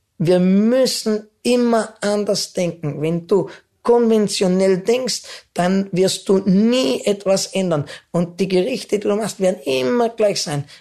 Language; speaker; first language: German; native; German